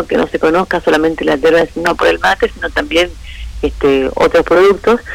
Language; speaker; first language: Spanish; native; Spanish